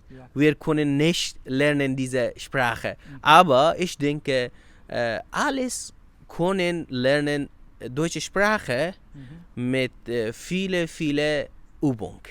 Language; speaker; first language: German; non-native, learner; Persian